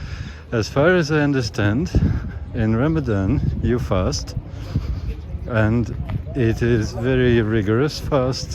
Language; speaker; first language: English; non-native, fluent; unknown